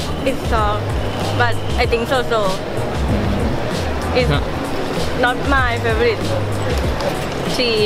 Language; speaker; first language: English; non-native, learner; Thai